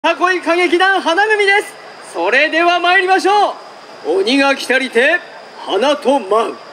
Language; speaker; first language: Japanese; native; Japanese